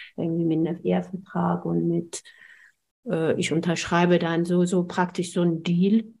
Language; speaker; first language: German; non-native, fluent; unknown